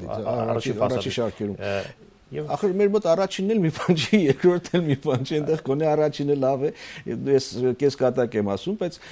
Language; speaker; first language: Armenian; native; Armenian